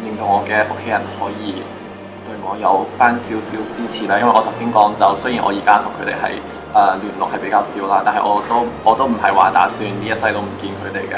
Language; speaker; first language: Cantonese; native; Cantonese